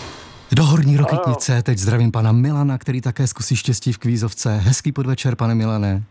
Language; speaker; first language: Czech; native; Czech